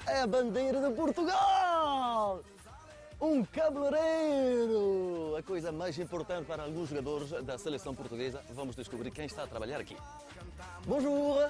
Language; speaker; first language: Portuguese; early bilingual, heritage; French